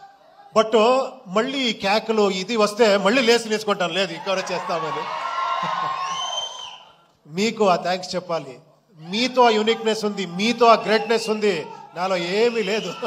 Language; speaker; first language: Telugu; non-native, local second language; Kannada